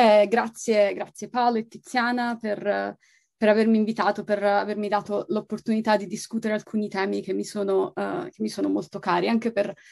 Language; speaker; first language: Italian; native; Italian